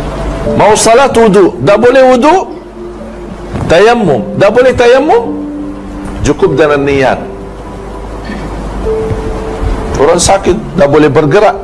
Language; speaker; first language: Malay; non-native, fluent; Arabic